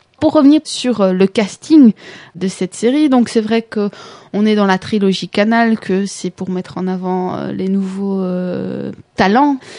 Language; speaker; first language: French; native; French